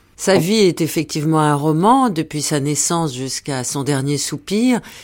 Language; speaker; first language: French; native; French